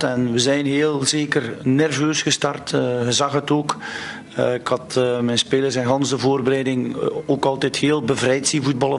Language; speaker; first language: Dutch; native; Dutch